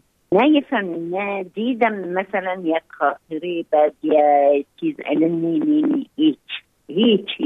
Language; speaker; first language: Persian; non-native, fluent; Arabic